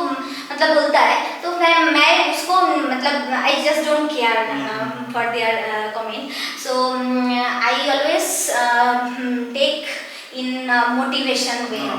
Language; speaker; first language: Hindi; non-native, local second language; Bangla